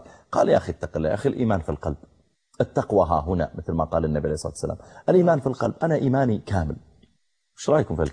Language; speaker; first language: Arabic; native; Arabic